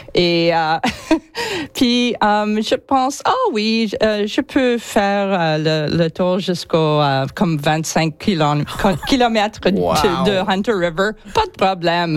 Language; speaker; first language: French; non-native, fluent; English